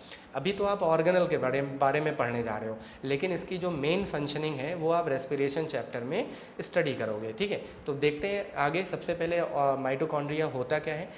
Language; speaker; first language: Hindi; native; Hindi